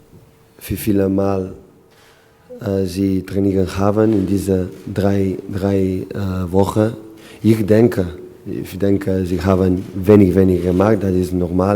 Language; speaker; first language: German; non-native, learner; Spanish